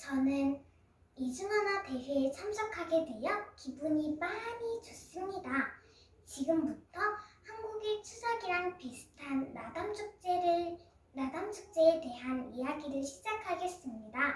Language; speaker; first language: Korean; early bilingual, other home language; Mongolian